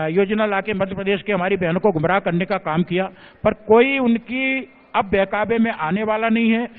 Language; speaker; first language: Hindi; native; Hindi